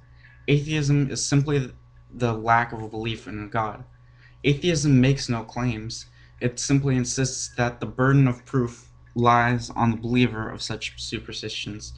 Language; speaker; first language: English; native; English